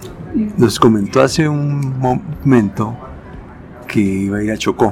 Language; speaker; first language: Spanish; native; Spanish